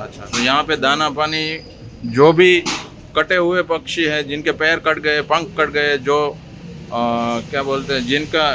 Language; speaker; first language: Hindi; non-native, local second language; Gujarati